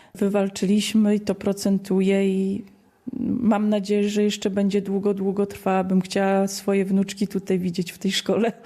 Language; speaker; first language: Polish; native; Polish